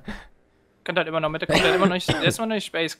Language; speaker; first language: German; native; German